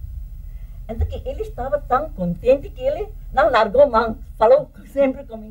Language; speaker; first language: Portuguese; early bilingual, heritage; English